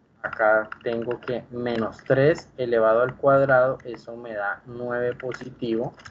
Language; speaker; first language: Spanish; native; Spanish